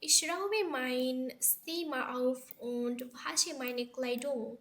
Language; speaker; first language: German; non-native, learner; Bangla